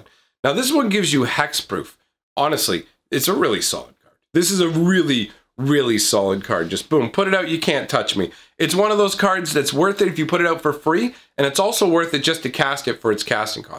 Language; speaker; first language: English; native; English